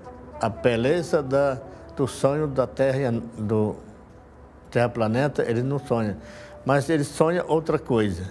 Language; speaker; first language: Portuguese; non-native, local second language; Yanomámi